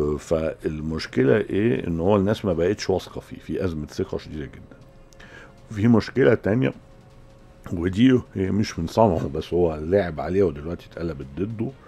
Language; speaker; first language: Arabic; native; Arabic